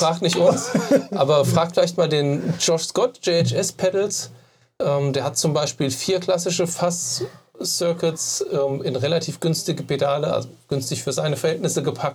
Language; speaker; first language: German; native; German